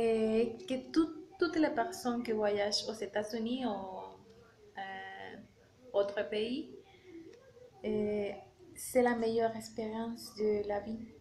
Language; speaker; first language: French; non-native, learner; Spanish